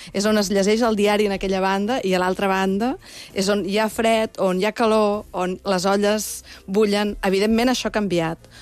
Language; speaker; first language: Catalan; native; Catalan